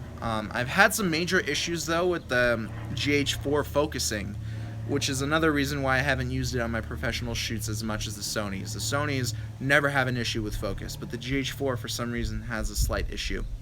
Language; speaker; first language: English; native; English